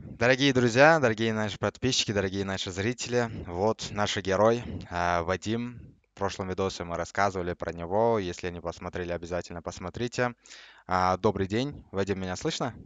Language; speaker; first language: Russian; non-native, local second language; Uzbek